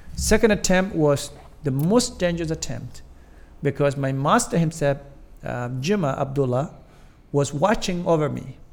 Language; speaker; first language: English; non-native, fluent; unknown